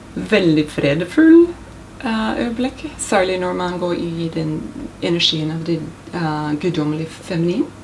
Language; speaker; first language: Norwegian; non-native, fluent; English